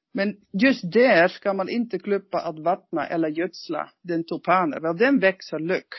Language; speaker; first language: Swedish; non-native, learner; Dutch